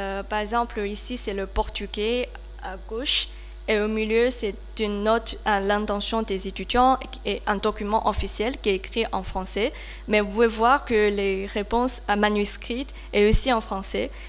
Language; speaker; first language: French; non-native, fluent; Chinese